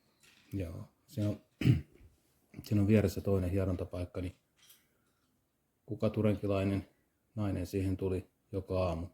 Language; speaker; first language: Finnish; native; Finnish